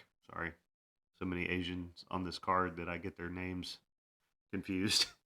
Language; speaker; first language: English; native; English